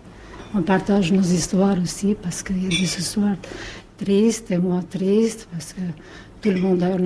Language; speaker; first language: French; non-native, fluent; Albanian